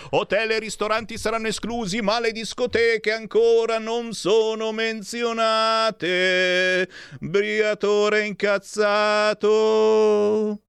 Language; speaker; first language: Italian; native; Italian